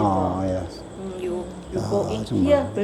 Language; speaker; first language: English; non-native, learner; Korean